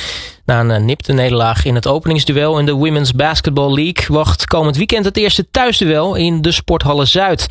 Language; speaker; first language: Dutch; native; Dutch